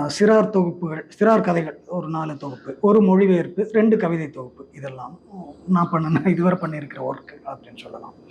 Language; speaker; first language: Tamil; non-native, local second language; Malayalam